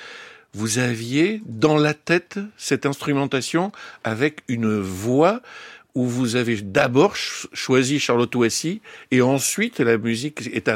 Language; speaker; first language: French; native; French